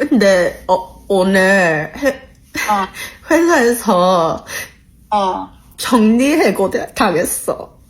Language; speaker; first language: Korean; early bilingual, heritage; Korean